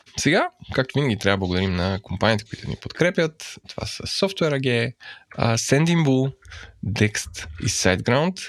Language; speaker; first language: Bulgarian; native; Bulgarian